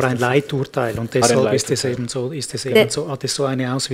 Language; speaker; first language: German; native; German